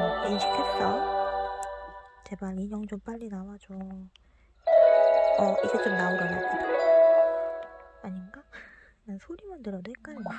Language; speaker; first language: Korean; native; Korean